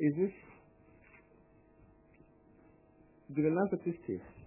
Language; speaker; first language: Russian; non-native, learner; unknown